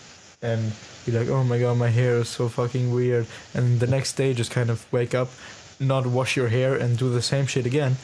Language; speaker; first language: English; non-native, fluent; German